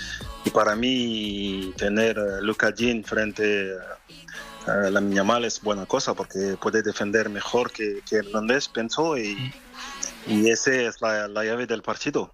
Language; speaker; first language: Spanish; non-native, fluent; French